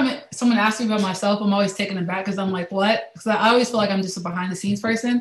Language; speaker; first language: English; native; English